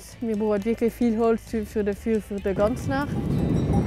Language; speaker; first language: German; non-native, local second language; French